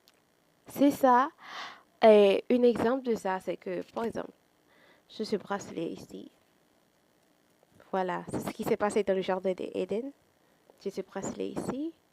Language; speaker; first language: French; non-native, fluent; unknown